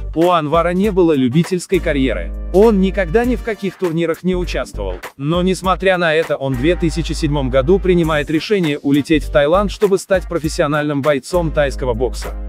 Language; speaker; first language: Russian; non-native, local second language; Uzbek